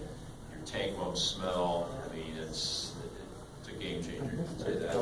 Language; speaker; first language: English; native; English